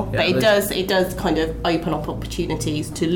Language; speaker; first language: English; native; English